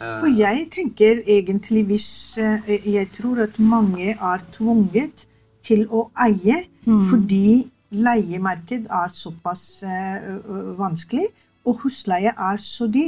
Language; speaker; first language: Norwegian; non-native, fluent; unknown